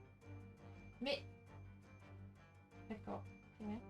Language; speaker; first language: French; native; French